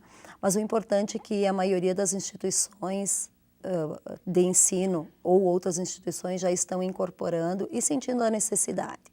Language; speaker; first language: Portuguese; native; Portuguese